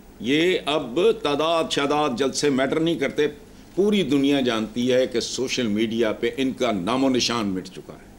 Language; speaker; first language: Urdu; non-native, local second language; Punjabi